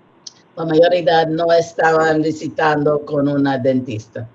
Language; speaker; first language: Spanish; non-native, learner; English